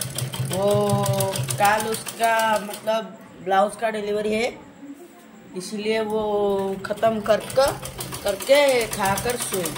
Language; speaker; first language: Hindi; native; Hindi